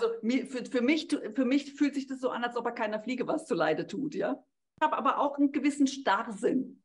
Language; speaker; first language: German; native; German